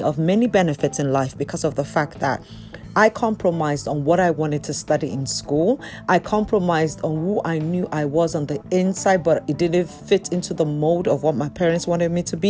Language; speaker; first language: English; non-native, local second language; Yoruba